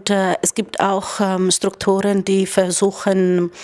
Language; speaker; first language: German; non-native, fluent; Greek